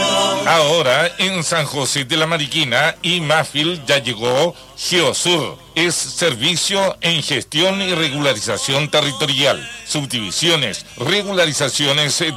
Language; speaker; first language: Spanish; native; Spanish